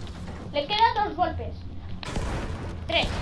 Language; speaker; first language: Spanish; native; Spanish